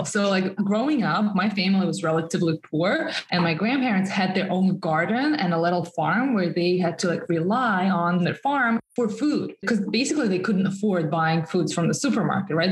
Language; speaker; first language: English; non-native, fluent; Russian